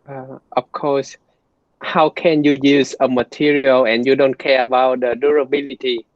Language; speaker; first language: English; non-native, fluent; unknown